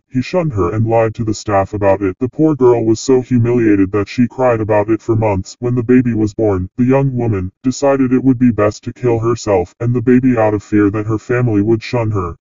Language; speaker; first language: English; native; English